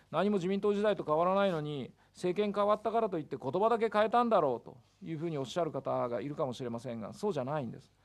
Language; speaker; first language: Japanese; native; Japanese